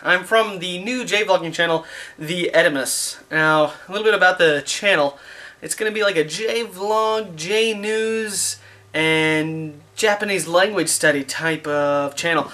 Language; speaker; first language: English; native; English